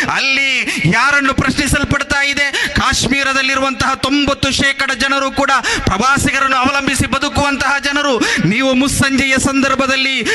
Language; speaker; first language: Kannada; non-native, local second language; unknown